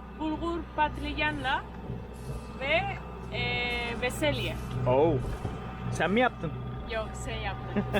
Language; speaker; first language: Turkish; non-native, learner; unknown